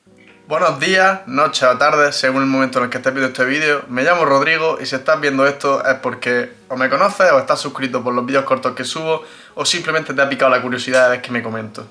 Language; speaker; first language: Spanish; native; Spanish